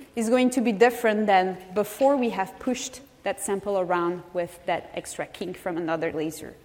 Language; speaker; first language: English; non-native, fluent; French